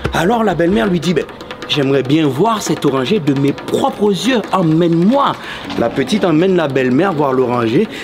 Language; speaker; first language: French; non-native, local second language; Haitian Creole